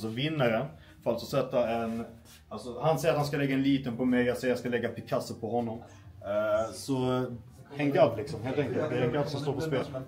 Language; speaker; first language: Swedish; native; Swedish